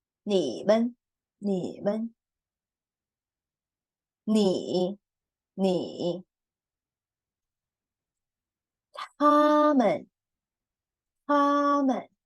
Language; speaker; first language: Chinese; non-native, fluent; Indonesian